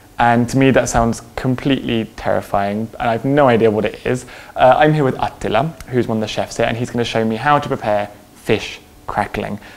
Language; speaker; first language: English; native; English